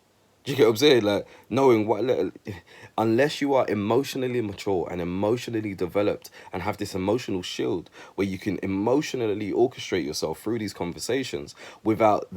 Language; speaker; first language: English; native; English